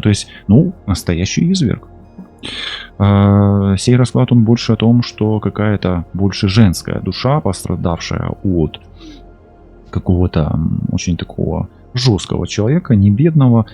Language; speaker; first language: Russian; non-native, local second language; Ukrainian